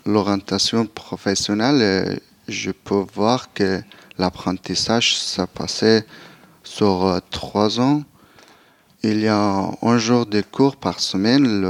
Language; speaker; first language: French; non-native, learner; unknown